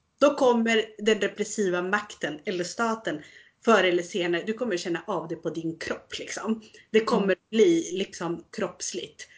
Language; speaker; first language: Swedish; early bilingual, other home language; Spanish